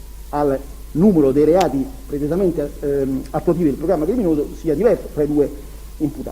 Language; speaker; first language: Italian; native; Italian